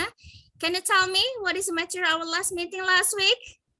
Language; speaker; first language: English; non-native, fluent; Indonesian